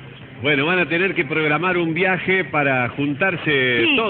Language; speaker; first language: Spanish; native; Spanish